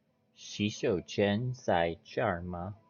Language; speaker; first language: Chinese; non-native, learner; English